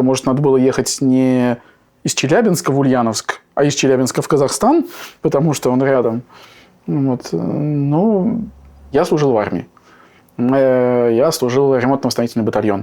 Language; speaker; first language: Russian; native; Russian